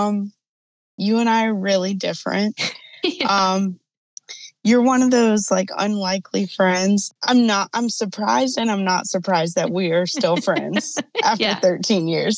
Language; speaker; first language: English; native; English